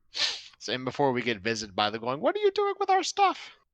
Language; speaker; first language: English; native; English